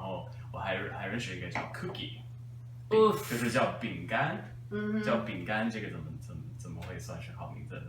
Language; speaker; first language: Chinese; native; Chinese